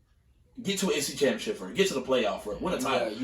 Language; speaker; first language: English; native; English